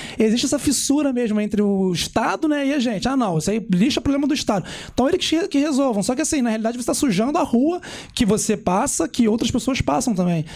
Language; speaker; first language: Portuguese; native; Portuguese